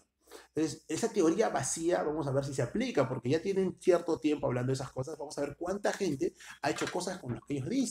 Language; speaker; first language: Spanish; native; Spanish